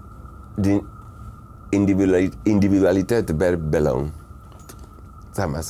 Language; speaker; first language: German; non-native, fluent; Spanish